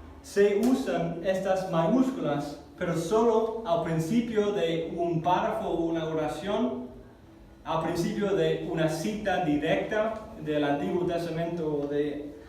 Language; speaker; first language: Spanish; non-native, fluent; English